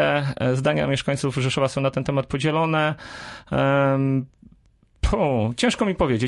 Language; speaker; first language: Polish; native; Polish